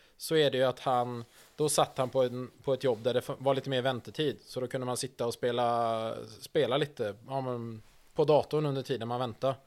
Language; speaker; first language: Swedish; native; Swedish